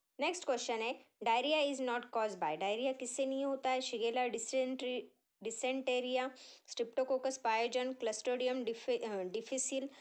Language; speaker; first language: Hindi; non-native, local second language; Marathi